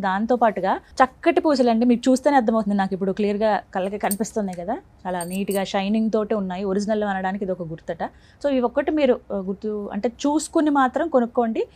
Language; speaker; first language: Telugu; native; Telugu